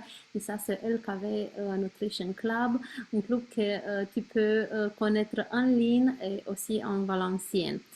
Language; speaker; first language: French; non-native, learner; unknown